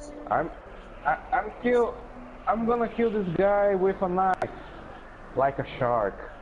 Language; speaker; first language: English; non-native, fluent; Portuguese